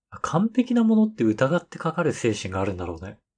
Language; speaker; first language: Japanese; native; Japanese